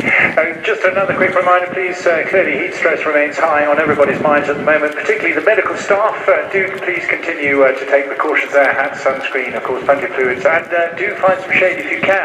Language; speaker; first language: English; native; English